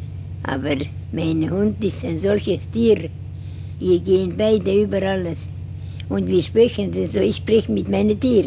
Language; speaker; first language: German; non-native, learner; Estonian